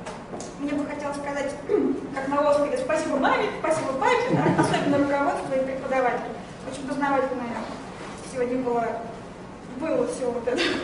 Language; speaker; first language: Russian; native; Russian